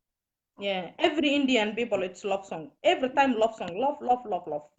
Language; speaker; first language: English; non-native, learner; Somali